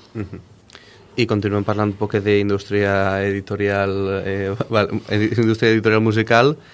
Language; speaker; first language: Catalan; native; Catalan